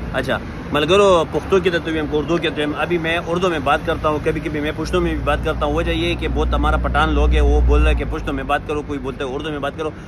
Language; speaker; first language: Urdu; non-native, local second language; Pashto